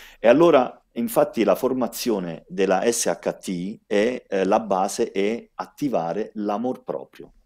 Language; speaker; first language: Italian; early bilingual, heritage; Italian